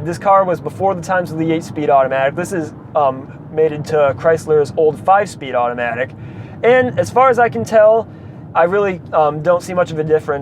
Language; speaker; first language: English; native; English